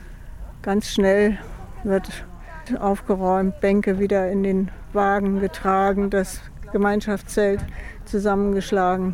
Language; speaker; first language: German; native; German